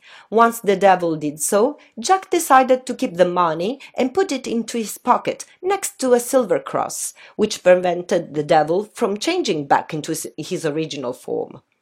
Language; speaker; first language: English; non-native, fluent; Italian